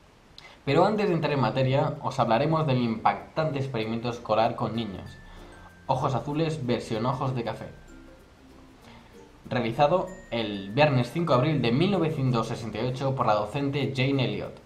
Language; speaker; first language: Spanish; native; Spanish